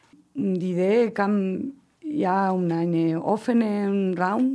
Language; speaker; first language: German; non-native, fluent; Spanish